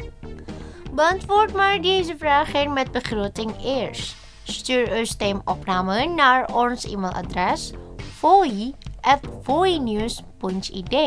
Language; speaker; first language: Dutch; non-native, fluent; Indonesian